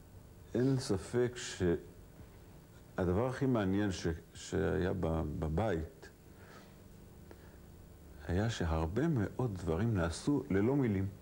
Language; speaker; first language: Hebrew; non-native, fluent; Hungarian